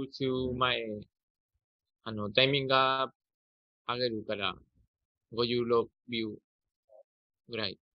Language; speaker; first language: Japanese; non-native, learner; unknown